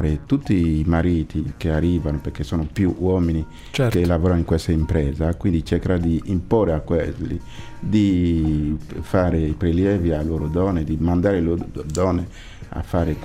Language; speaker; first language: Italian; non-native, fluent; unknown